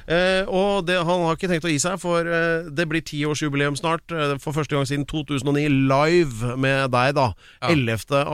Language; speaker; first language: Norwegian; native; Norwegian